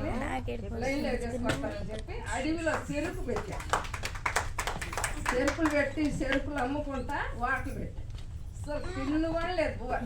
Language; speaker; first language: Telugu; native; Telugu